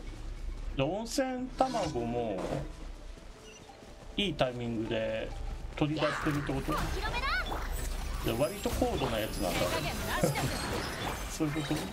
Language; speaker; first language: Japanese; native; Japanese